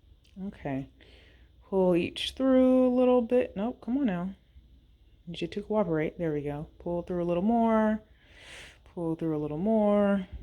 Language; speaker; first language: English; native; English